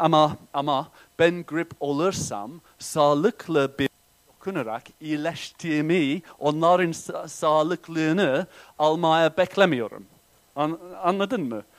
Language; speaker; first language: Turkish; non-native, fluent; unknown